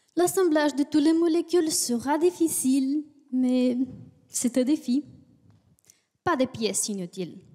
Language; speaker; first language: French; non-native, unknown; Bulgarian